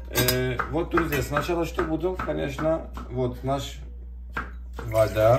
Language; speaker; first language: Russian; non-native, learner; Turkish